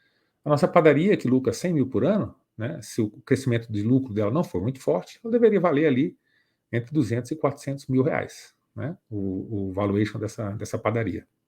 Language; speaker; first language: Portuguese; native; Portuguese